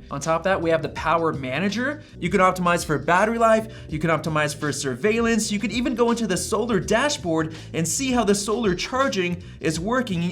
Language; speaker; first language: English; native; English